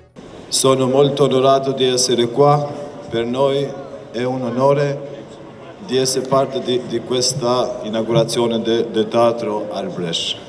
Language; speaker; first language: Italian; non-native, learner; Albanian